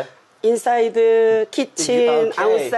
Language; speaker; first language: English; non-native, learner; Korean